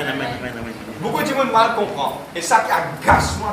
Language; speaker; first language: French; non-native, learner; Morisyen